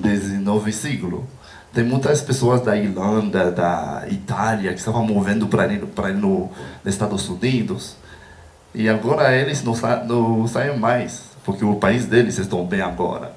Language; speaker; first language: Portuguese; non-native, learner; Haitian Creole